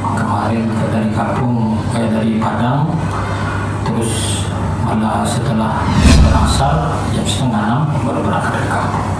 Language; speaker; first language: Indonesian; non-native, local second language; Minangkabau